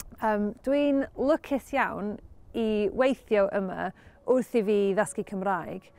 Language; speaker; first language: Welsh; non-native, learner; English